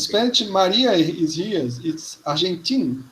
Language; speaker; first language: English; non-native, learner; Portuguese